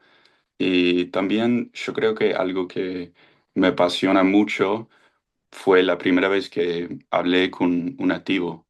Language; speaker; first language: Spanish; non-native, fluent; English